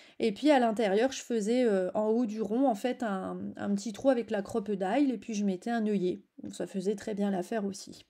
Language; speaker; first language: French; native; French